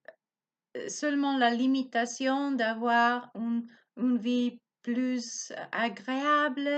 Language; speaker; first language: French; non-native, learner; Spanish